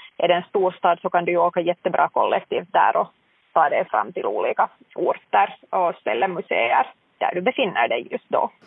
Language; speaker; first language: Swedish; native; Swedish